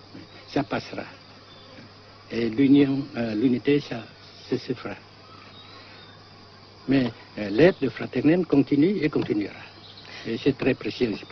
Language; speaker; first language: French; non-native, local second language; Vietnamese